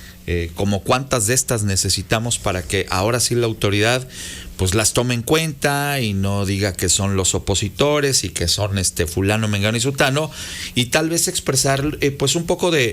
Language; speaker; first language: Spanish; native; Spanish